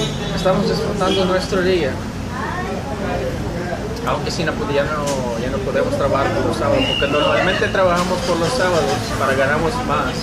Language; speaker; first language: Spanish; non-native, learner; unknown